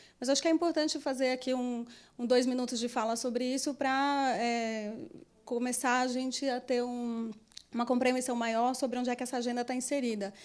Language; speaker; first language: Portuguese; native; Portuguese